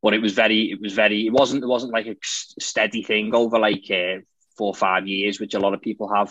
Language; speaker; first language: English; native; English